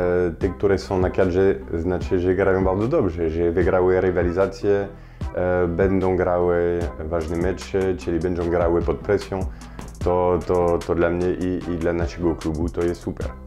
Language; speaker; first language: Polish; non-native, fluent; French